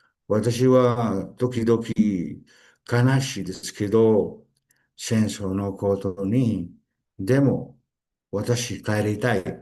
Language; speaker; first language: Japanese; non-native, learner; Spanish